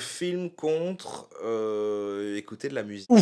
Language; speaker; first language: French; native; French